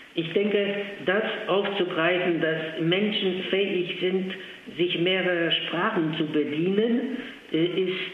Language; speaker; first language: German; non-native, fluent; Polish